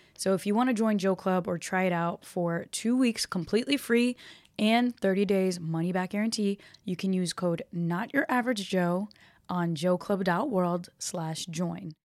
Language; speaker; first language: English; early bilingual, other home language; Portuguese